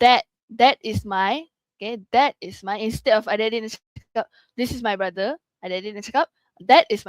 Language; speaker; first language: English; non-native, local second language; Malay